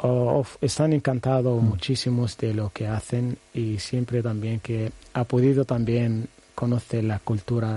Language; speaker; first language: Spanish; non-native, learner; Arabic